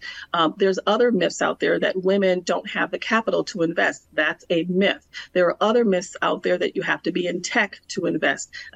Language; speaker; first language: English; native; English